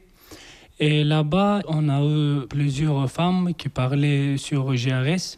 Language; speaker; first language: French; non-native, learner; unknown